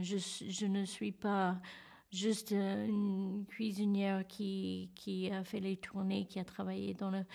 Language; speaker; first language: French; non-native, fluent; English